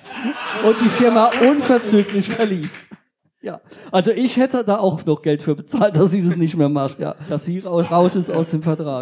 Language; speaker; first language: German; native; German